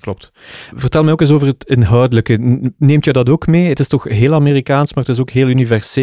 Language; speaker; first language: Dutch; native; Dutch